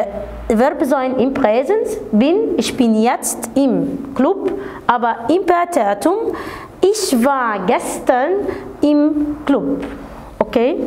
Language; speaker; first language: German; non-native, fluent; Arabic